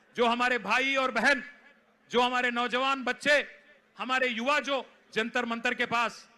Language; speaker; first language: Hindi; non-native, local second language; Telugu